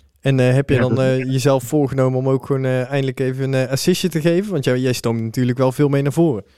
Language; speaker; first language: Dutch; native; Dutch